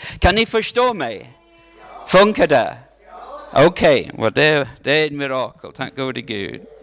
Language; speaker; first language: Swedish; non-native, learner; English